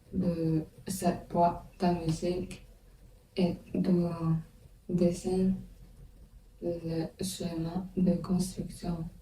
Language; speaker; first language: French; non-native, learner; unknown